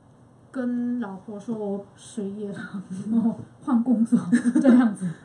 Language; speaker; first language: Chinese; non-native, fluent; Korean